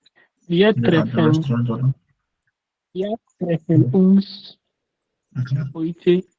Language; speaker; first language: German; non-native, learner; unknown